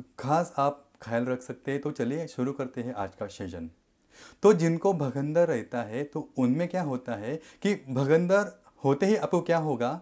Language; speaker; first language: Hindi; non-native, local second language; Marathi